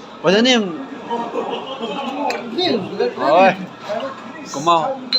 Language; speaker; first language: Korean; non-native, learner; Burmese